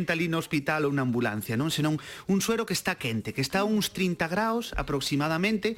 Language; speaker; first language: Galician; native; Galician